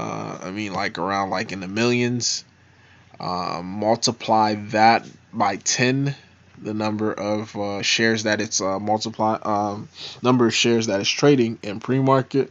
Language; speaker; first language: English; native; English